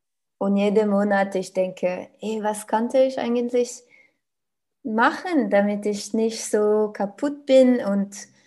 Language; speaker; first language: German; non-native, learner; French